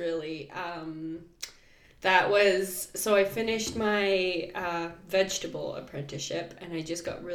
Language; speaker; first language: English; native; English